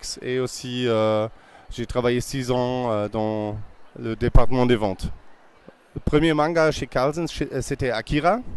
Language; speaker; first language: French; non-native, fluent; German